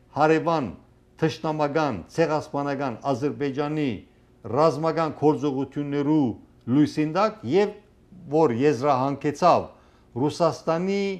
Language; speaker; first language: Armenian; early bilingual, heritage; Armenian